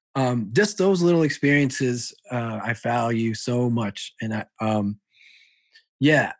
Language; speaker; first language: English; early bilingual, other home language; Italian